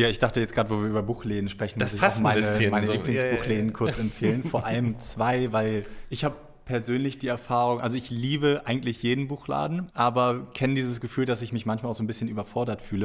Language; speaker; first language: German; native; German